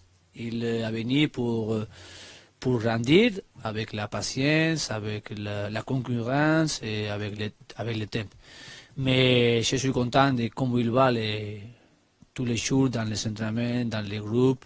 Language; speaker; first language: French; non-native, learner; Spanish